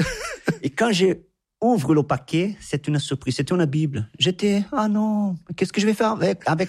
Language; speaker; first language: French; non-native, fluent; Portuguese